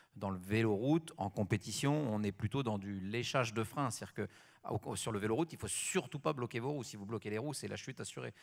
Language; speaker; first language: French; native; French